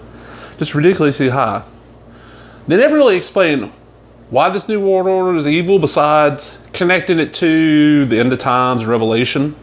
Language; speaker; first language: English; native; English